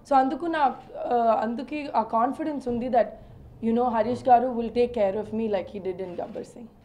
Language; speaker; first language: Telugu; non-native, fluent; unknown